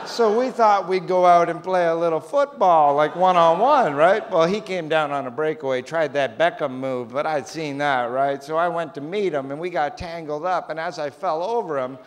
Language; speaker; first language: English; native; English